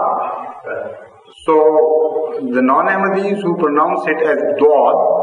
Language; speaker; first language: English; non-native, local second language; Urdu